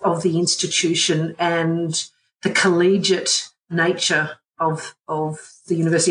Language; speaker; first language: English; native; English